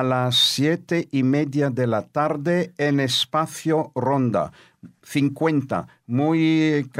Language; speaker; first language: Spanish; non-native, fluent; Hebrew